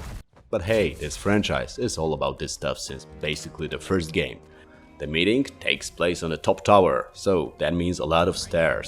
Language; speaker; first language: English; non-native, fluent; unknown